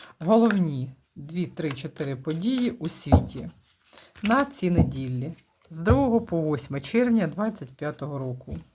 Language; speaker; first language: Ukrainian; non-native, local second language; Russian